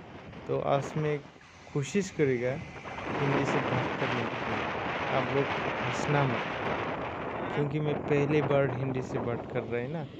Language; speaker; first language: Hindi; non-native, local second language; Bodo